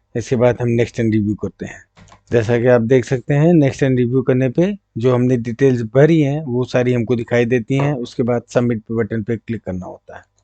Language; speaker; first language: Hindi; native; Hindi